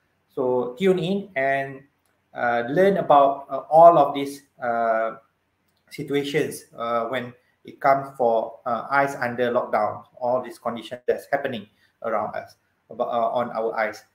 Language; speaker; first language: English; non-native, local second language; Malay